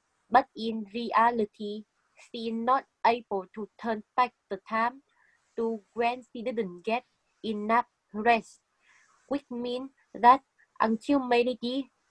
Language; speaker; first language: English; non-native, learner; Vietnamese